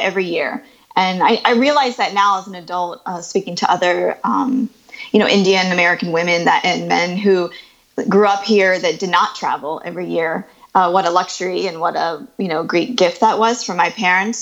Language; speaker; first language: English; native; English